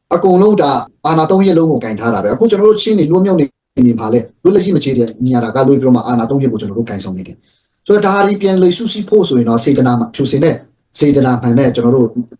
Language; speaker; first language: Burmese; non-native, local second language; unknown